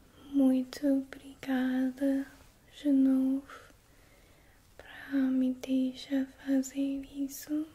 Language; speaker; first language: Portuguese; non-native, learner; English